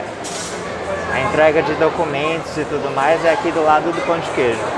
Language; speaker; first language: Portuguese; native; Portuguese